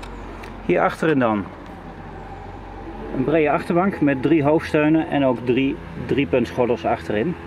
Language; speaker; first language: Dutch; native; Dutch